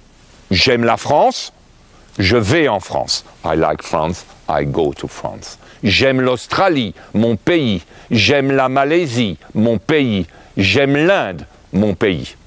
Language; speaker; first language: French; native; French